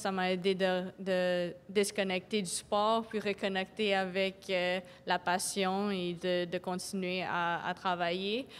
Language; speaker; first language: French; non-native, local second language; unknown